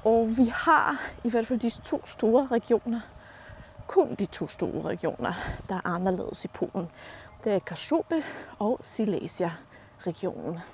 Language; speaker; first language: Danish; non-native, fluent; Polish